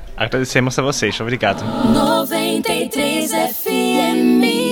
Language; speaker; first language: Portuguese; non-native, learner; German